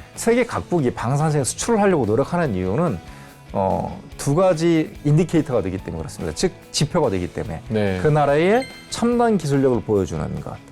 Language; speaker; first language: Korean; native; Korean